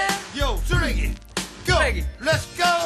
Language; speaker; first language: Korean; native; Korean